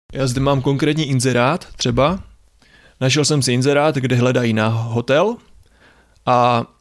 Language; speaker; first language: Czech; native; Czech